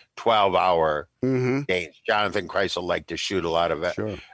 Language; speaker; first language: English; native; English